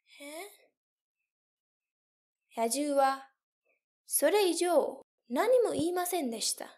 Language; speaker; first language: Japanese; non-native, fluent; English